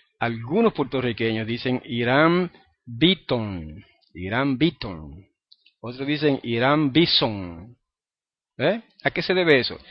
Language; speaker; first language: Spanish; native; Spanish